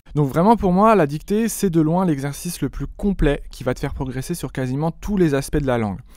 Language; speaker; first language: French; native; French